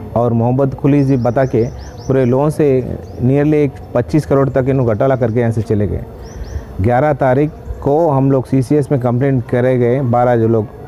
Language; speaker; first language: Hindi; non-native, local second language; Urdu